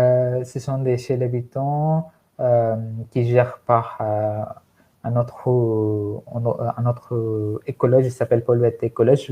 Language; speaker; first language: French; non-native, fluent; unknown